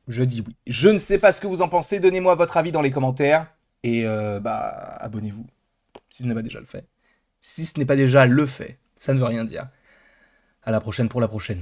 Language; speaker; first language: French; native; French